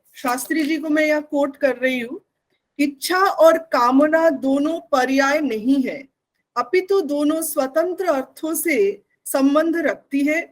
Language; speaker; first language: Hindi; non-native, local second language; Bangla